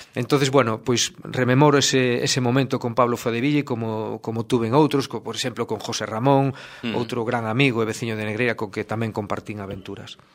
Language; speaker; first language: Galician; native; Galician